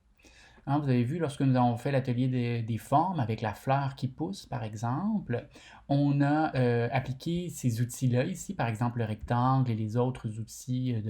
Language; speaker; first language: French; native; French